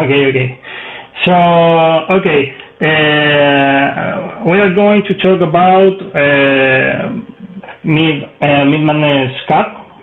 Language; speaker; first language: English; non-native, learner; Spanish